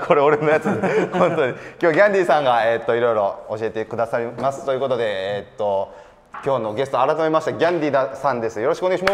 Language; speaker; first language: Japanese; native; Japanese